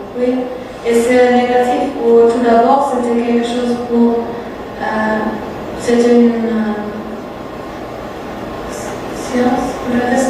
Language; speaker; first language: French; non-native, fluent; German